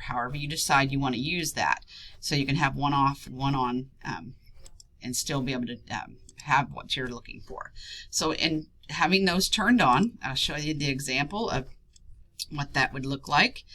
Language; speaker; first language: English; native; English